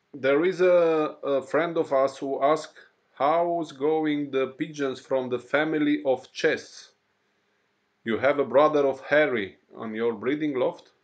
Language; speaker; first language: English; non-native, learner; Romanian